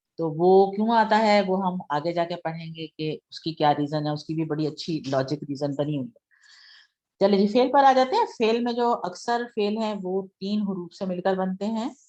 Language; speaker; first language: Urdu; native; Urdu